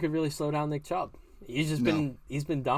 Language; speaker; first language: English; native; English